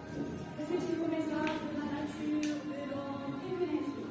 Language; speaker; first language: French; non-native, local second language; Arabic